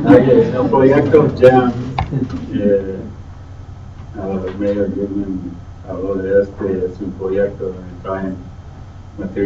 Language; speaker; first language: Spanish; non-native, learner; English